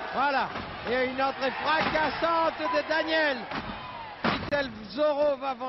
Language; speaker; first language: French; native; French